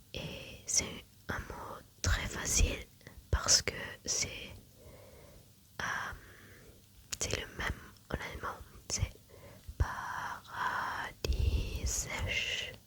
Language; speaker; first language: French; non-native, learner; German